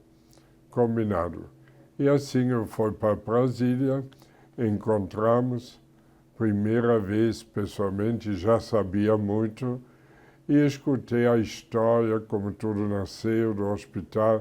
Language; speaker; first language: Portuguese; non-native, fluent; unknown